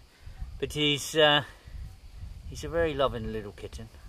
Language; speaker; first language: English; native; English